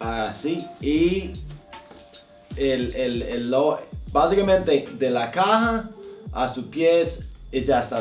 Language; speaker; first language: Spanish; non-native, fluent; English